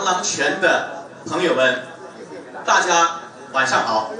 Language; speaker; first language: Chinese; native; Chinese